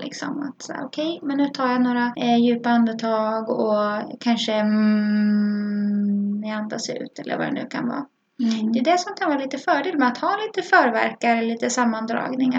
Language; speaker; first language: Swedish; native; Swedish